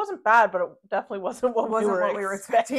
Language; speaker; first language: English; native; English